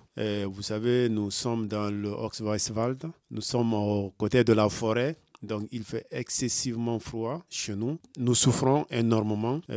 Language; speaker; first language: French; non-native, local second language; Fula